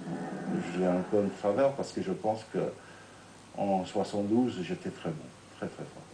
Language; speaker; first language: French; non-native, fluent; English